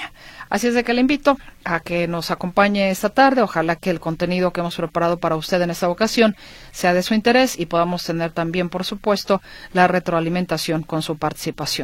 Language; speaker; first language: Spanish; native; Spanish